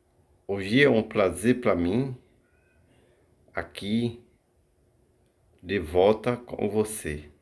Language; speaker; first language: Portuguese; non-native, fluent; Haitian Creole